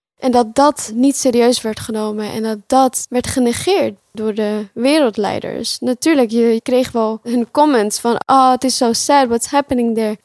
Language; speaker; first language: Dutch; early bilingual, other home language; Pashto